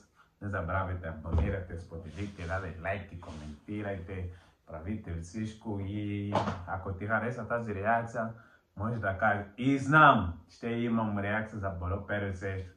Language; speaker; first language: Bulgarian; non-native, learner; Portuguese